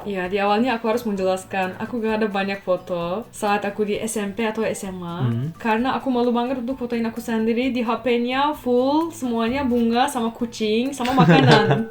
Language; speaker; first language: Indonesian; non-native, fluent; Turkish